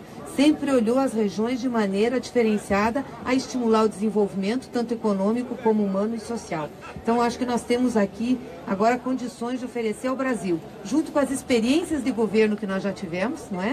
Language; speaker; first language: Portuguese; native; Portuguese